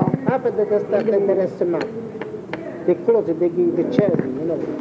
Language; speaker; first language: English; non-native, learner; Italian